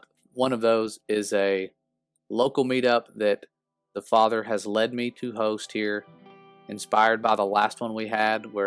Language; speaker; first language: English; native; English